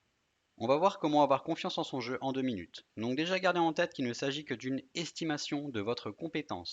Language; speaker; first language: French; native; French